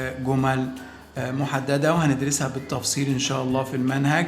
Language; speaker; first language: Arabic; native; Arabic